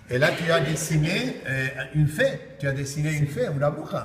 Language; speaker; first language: French; non-native, fluent; Spanish